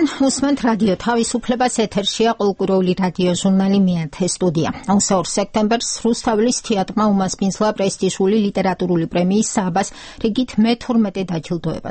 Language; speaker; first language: Georgian; native; Georgian